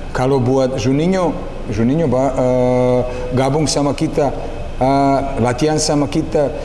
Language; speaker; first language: Indonesian; non-native, learner; Serbian